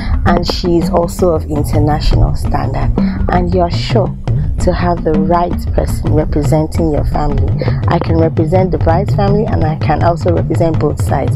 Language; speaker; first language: English; non-native, local second language; Yoruba